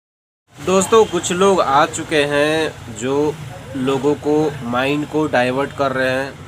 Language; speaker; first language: Hindi; native; Hindi